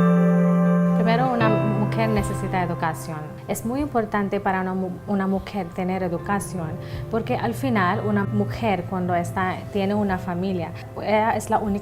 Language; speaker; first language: Spanish; non-native, fluent; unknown